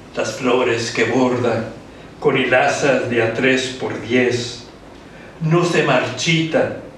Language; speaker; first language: Spanish; early bilingual, heritage; Spanish